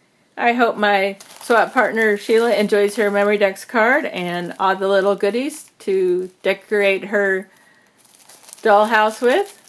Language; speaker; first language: English; native; English